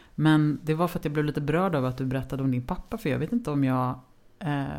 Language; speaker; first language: Swedish; native; Swedish